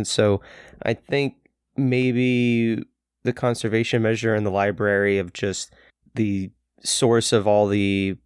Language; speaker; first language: English; native; English